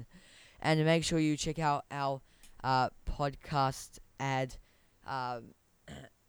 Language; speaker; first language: English; native; English